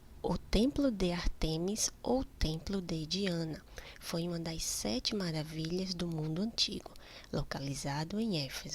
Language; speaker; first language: Portuguese; native; Portuguese